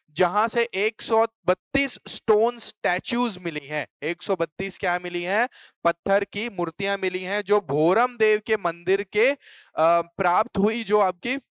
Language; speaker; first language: Hindi; native; Hindi